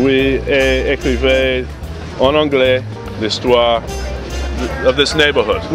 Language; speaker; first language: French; non-native, learner; English